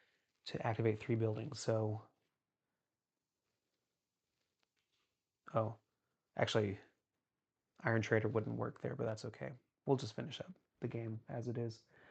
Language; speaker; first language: English; native; English